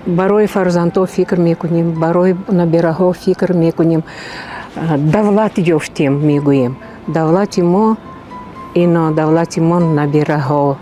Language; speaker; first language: Tajik; non-native, fluent; Russian